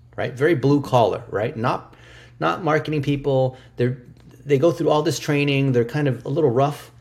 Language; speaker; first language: English; early bilingual, other home language; Chinese